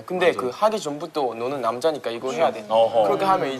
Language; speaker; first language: Korean; non-native, fluent; Arabic